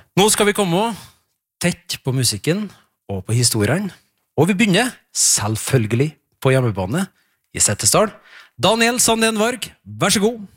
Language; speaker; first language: Norwegian; native; Norwegian